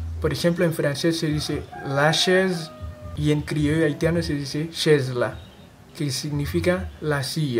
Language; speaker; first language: Spanish; non-native, fluent; Haitian Creole